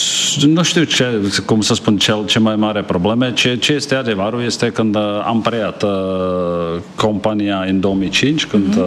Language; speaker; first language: Romanian; non-native, fluent; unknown